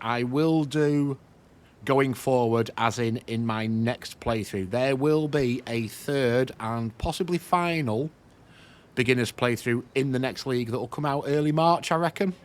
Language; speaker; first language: English; native; English